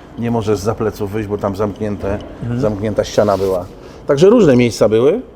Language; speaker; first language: Polish; native; Polish